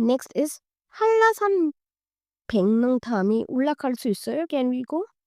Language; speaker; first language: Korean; non-native, learner; Hindi